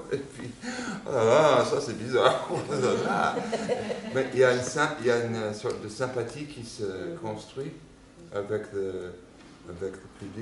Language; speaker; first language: French; non-native, fluent; English